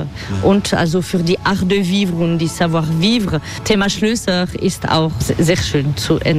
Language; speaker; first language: German; non-native, fluent; French